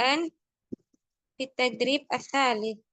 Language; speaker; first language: Arabic; non-native, fluent; Indonesian